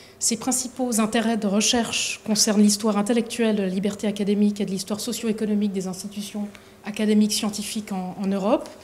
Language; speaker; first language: French; native; French